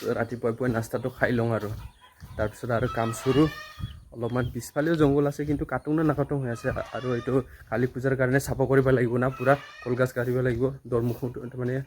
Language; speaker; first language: Assamese; non-native, local second language; Bodo